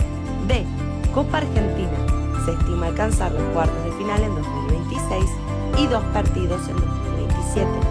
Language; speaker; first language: Spanish; native; Spanish